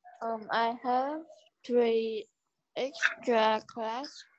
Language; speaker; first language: English; non-native, learner; Vietnamese